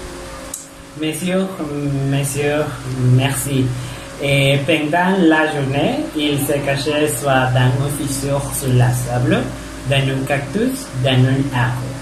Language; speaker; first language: French; non-native, learner; Spanish